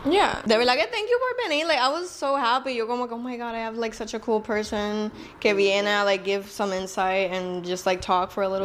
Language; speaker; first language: English; non-native, local second language; Spanish